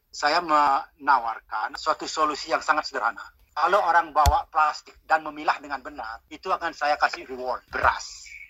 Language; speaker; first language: Indonesian; non-native, local second language; Balinese